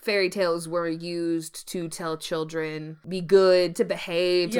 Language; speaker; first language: English; native; English